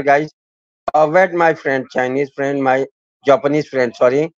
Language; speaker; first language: English; non-native, learner; Urdu